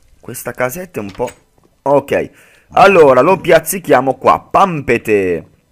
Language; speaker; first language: Italian; native; Italian